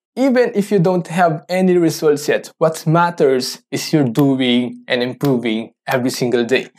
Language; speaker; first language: English; non-native, local second language; Filipino